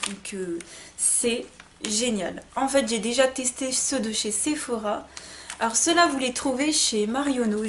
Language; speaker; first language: French; native; French